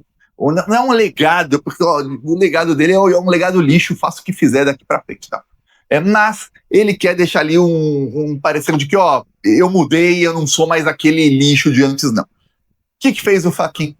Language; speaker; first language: Portuguese; native; Portuguese